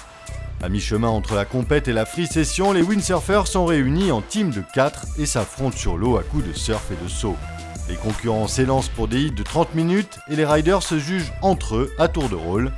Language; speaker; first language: French; native; French